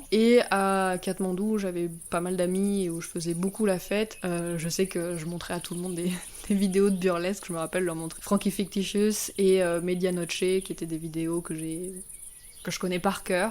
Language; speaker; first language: French; native; French